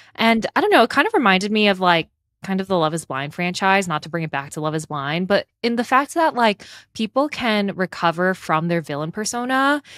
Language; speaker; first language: English; native; English